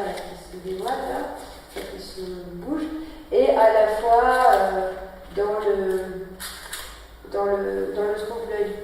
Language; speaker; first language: French; native; French